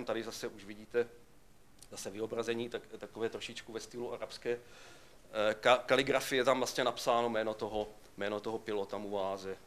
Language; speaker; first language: Czech; native; Czech